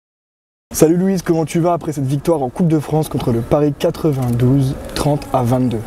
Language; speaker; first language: French; native; French